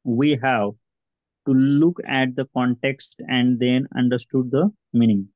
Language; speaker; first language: English; non-native, local second language; Marathi